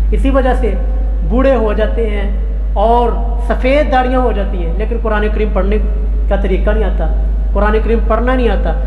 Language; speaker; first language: Urdu; non-native, local second language; Punjabi